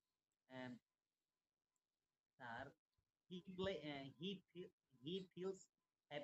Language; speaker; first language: English; non-native, learner; Bangla